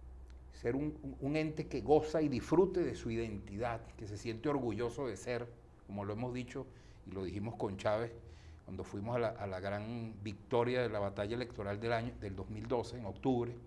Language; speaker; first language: Spanish; native; Spanish